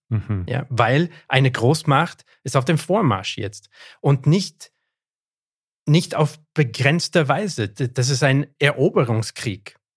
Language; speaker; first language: German; non-native, fluent; English